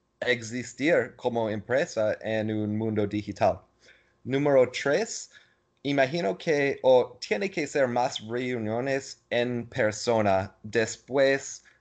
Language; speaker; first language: Spanish; non-native, learner; English